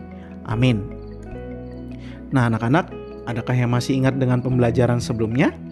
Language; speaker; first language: Indonesian; native; Indonesian